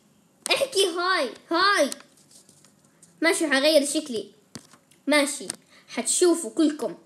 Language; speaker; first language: Arabic; native; Arabic